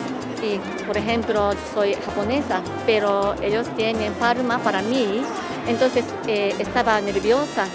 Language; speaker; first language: Spanish; non-native, learner; Japanese